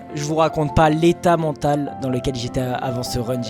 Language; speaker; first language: French; native; French